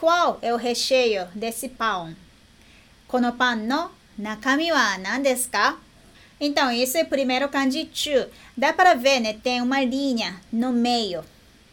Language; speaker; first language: Portuguese; non-native, learner; Japanese